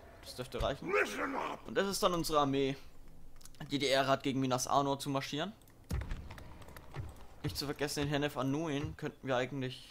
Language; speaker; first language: German; native; German